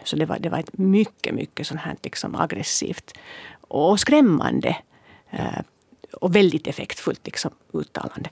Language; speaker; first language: Swedish; native; Swedish